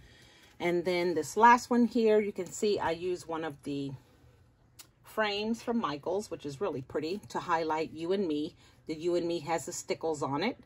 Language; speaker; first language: English; native; English